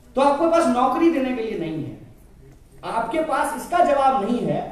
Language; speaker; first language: Hindi; native; Hindi